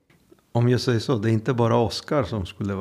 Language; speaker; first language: Swedish; non-native, fluent; Greek